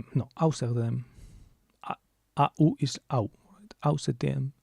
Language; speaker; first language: German; non-native, learner; English